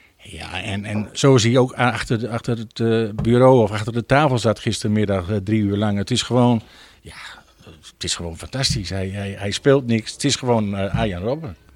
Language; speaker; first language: Dutch; native; Dutch